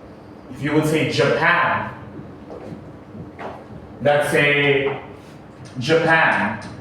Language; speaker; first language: English; non-native, fluent; Vietnamese